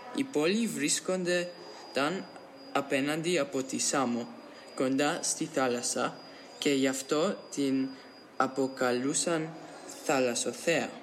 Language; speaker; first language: Greek; early bilingual, heritage; Greek